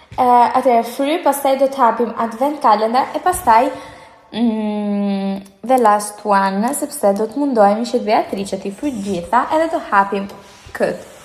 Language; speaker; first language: Albanian; early bilingual, heritage; Albanian